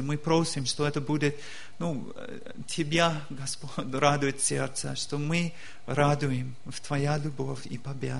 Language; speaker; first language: Russian; non-native, learner; English